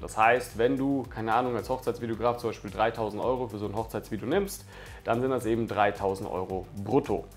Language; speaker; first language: German; native; German